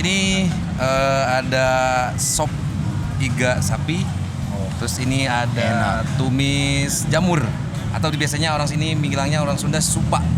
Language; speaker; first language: Indonesian; native; Indonesian